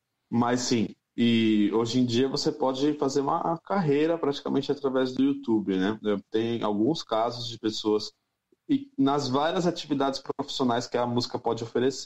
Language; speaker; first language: Portuguese; native; Portuguese